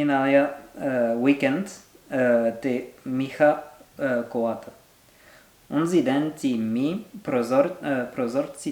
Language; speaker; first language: Bulgarian; non-native, learner; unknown